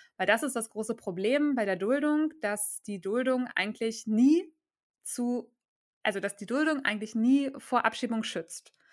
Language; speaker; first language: German; native; German